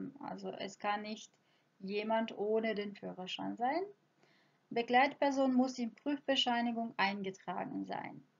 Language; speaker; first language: German; non-native, fluent; Croatian